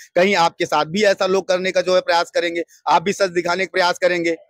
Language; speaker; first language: Hindi; native; Hindi